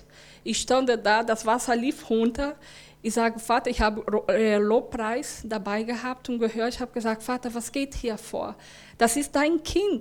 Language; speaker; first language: German; non-native, learner; Portuguese